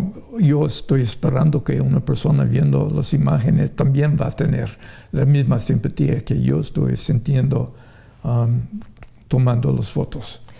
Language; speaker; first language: Spanish; non-native, fluent; English